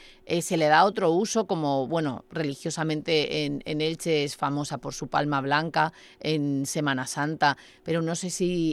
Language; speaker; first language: Spanish; native; Spanish